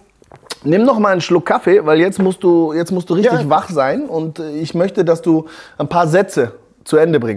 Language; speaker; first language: German; native; German